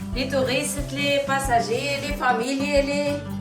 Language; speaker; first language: French; non-native, learner; Arabic